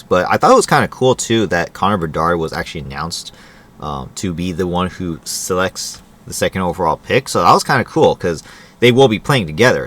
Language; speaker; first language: English; native; English